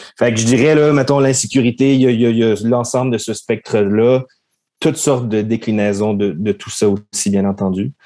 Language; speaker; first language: French; native; French